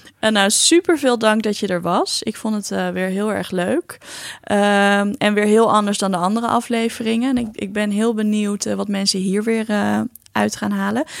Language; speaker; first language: Dutch; native; Dutch